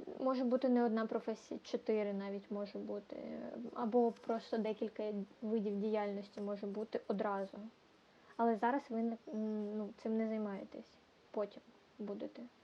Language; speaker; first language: Ukrainian; non-native, local second language; Russian